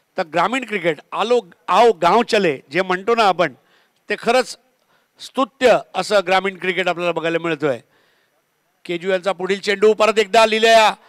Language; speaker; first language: Marathi; native; Marathi